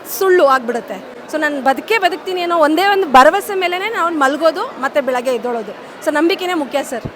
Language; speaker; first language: Kannada; native; Kannada